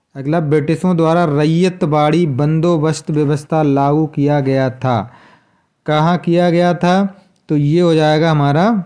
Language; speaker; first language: Hindi; native; Hindi